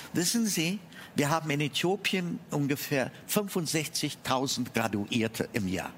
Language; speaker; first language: German; non-native, fluent; Amharic